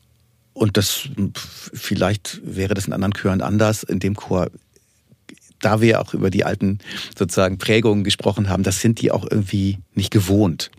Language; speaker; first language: German; native; German